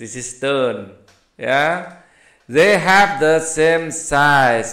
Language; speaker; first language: English; non-native, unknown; Indonesian